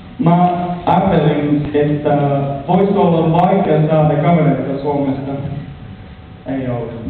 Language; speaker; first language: Finnish; non-native, learner; English